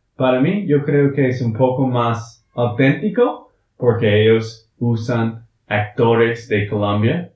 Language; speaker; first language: Spanish; non-native, learner; English